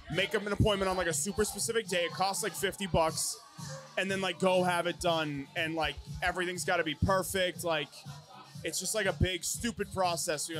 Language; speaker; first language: English; native; English